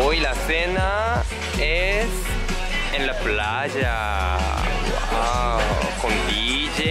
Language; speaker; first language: Spanish; non-native, learner; Japanese